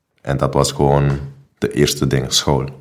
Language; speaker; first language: Dutch; non-native, local second language; Papiamento